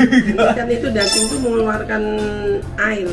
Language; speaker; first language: Indonesian; native; Indonesian